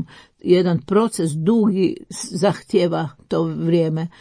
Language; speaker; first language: Croatian; native; Croatian